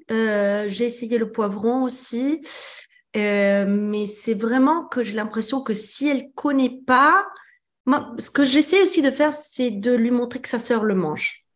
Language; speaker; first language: French; early bilingual, other home language; Italian